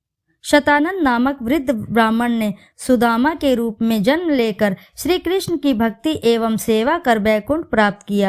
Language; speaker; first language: Hindi; native; Hindi